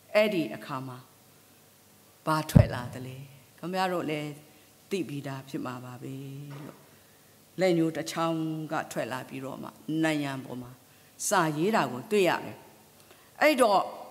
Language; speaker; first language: Burmese; non-native, local second language; Kachin